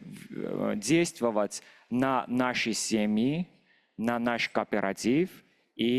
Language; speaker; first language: Russian; non-native, local second language; Armenian